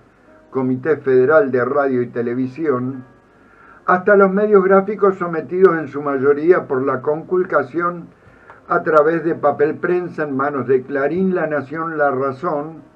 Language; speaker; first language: Spanish; native; Spanish